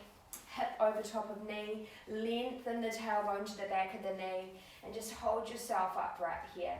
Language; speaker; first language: English; native; English